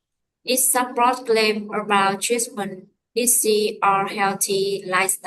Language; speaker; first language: English; non-native, learner; Vietnamese